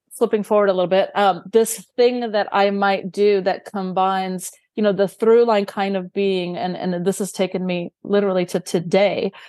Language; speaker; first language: English; early bilingual, other home language; Romanian